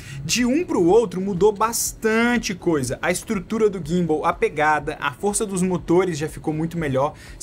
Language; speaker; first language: Portuguese; native; Portuguese